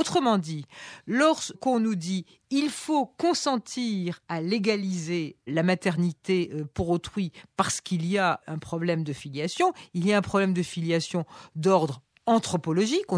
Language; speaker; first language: French; native; French